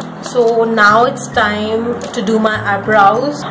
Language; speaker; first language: English; non-native, local second language; Hindi